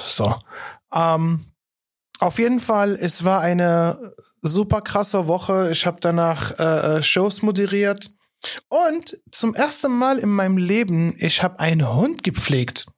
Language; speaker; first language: German; non-native, fluent; Arabic